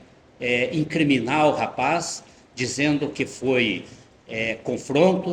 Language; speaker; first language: Portuguese; native; Portuguese